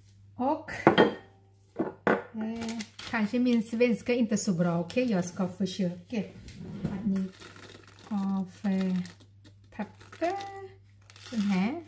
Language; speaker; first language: Swedish; non-native, learner; Thai